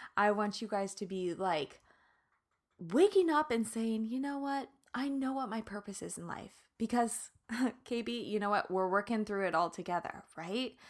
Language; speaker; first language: English; native; English